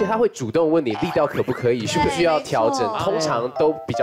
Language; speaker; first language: Chinese; native; Chinese